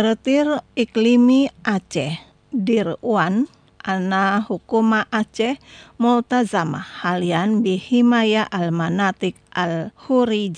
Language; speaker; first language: Arabic; non-native, fluent; Indonesian